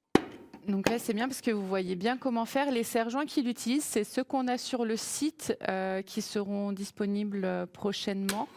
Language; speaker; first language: French; native; French